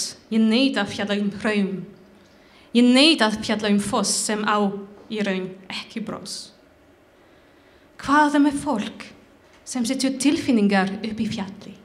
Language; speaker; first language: Icelandic; non-native, learner; French